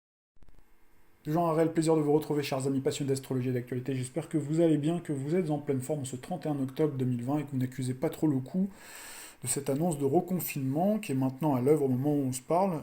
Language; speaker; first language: French; native; French